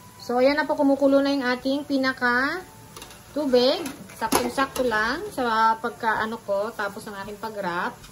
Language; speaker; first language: Filipino; native; Filipino